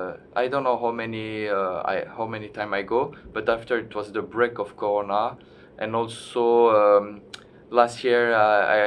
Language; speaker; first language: English; non-native, learner; French